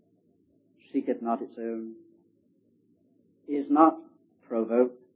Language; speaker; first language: English; native; English